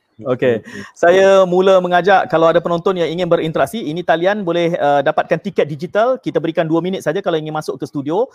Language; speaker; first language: Malay; native; Malay